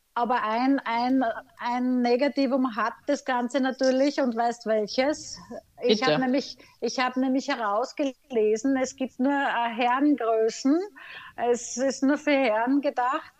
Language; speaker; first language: German; native; German